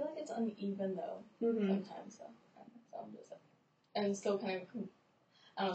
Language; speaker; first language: English; native; English